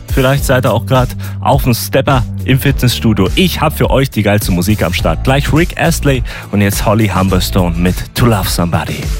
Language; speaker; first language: German; native; German